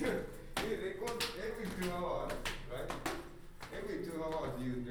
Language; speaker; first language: English; non-native, learner; Japanese